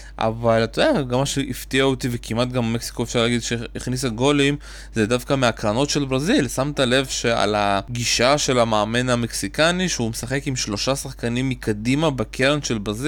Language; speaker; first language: Hebrew; native; Hebrew